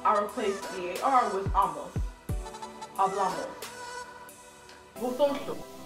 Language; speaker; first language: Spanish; non-native, learner; English